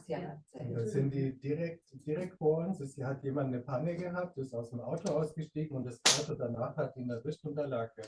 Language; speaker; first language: German; native; German